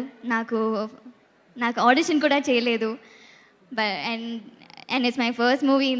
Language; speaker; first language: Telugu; non-native, learner; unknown